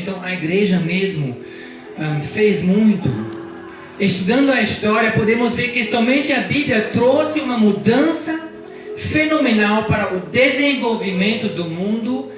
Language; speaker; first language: Portuguese; non-native, fluent; German